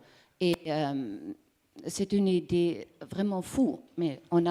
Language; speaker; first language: French; non-native, learner; German